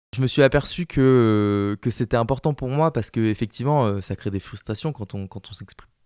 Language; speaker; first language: French; native; French